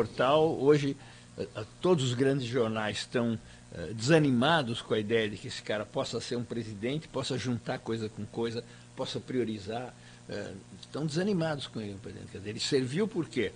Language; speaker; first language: Portuguese; native; Portuguese